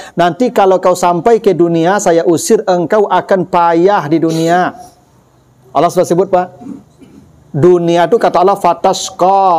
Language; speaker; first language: Malay; non-native, local second language; Minangkabau